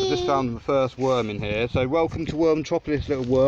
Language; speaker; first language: English; native; English